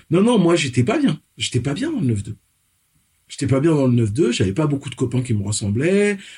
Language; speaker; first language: French; early bilingual, other home language; Fon